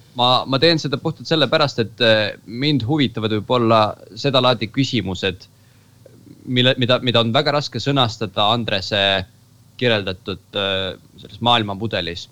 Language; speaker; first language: Estonian; native; Estonian